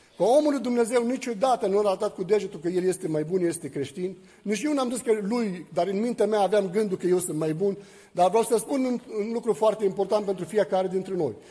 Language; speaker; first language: Romanian; non-native, fluent; Arabic